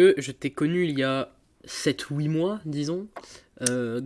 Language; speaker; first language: French; native; French